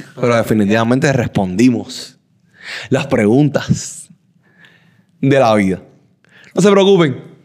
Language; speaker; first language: Spanish; early bilingual, heritage; Spanish